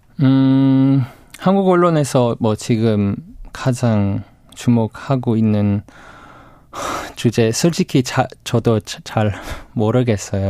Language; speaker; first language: Korean; non-native, fluent; English